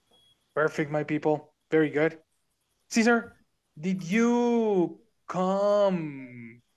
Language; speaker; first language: English; non-native, fluent; Spanish